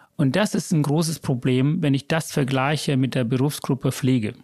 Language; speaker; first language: German; early bilingual, other home language; Sinhala